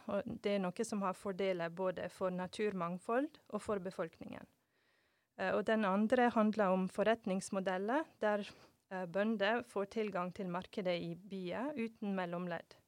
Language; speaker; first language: Norwegian; non-native, fluent; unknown